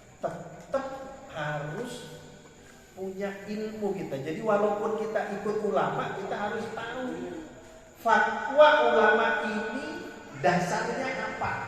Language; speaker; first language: Indonesian; non-native, local second language; Madurese